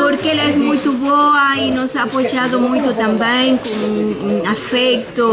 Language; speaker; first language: Portuguese; non-native, learner; Spanish